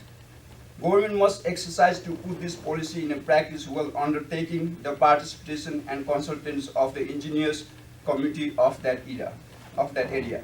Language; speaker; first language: English; non-native, fluent; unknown